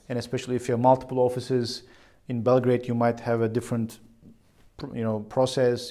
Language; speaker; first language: English; non-native, fluent; Turkish